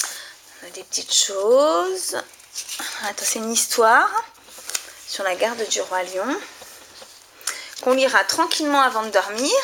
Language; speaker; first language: French; native; French